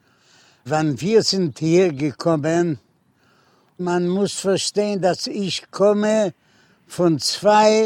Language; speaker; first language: German; non-native, fluent; Yiddish